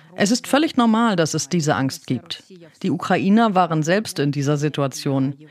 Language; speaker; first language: German; non-native, fluent; Ukrainian